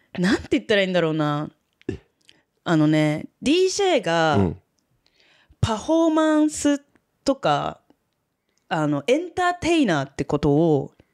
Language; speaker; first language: Japanese; native; Japanese